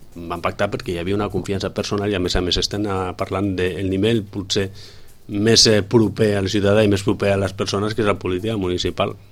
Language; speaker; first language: Catalan; non-native, local second language; Spanish